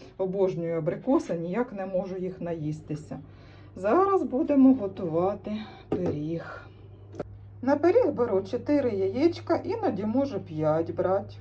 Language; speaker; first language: Ukrainian; native; Ukrainian